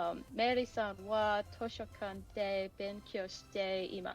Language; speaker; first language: Japanese; non-native, learner; English